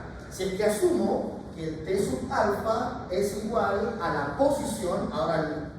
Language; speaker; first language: Spanish; native; Spanish